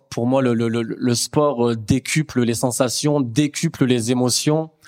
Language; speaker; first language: French; native; French